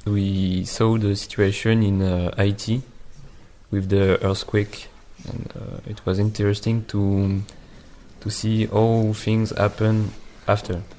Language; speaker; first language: English; non-native, learner; Catalan